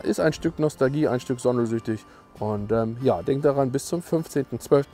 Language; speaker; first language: German; native; German